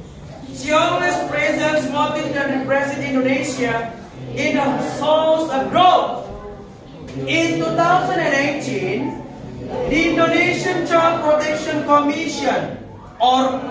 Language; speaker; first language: English; non-native, learner; Indonesian